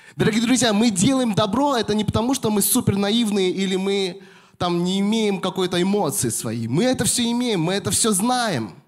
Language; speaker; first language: Russian; non-native, fluent; Korean